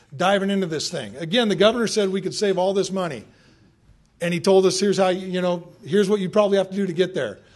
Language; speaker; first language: English; native; English